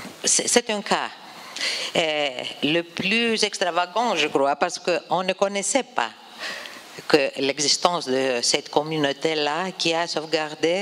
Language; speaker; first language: French; non-native, fluent; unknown